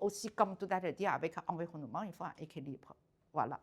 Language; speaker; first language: French; non-native, learner; Chinese